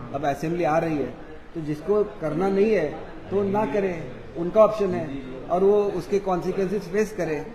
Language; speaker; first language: Hindi; non-native, local second language; Marathi